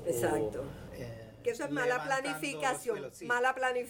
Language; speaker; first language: Spanish; native; Spanish